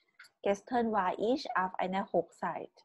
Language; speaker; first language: German; non-native, fluent; Thai